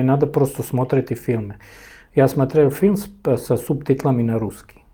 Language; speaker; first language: Russian; non-native, fluent; Serbian